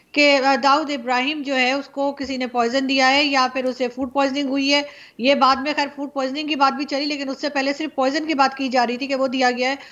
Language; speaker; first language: Urdu; native; Urdu